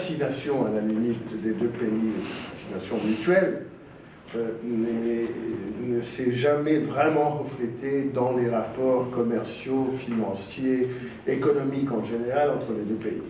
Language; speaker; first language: French; non-native, fluent; Spanish